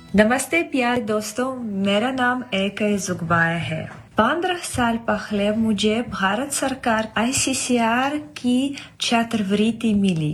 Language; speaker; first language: Hindi; non-native, fluent; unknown